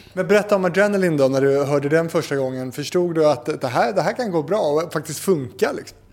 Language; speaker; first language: Swedish; native; Swedish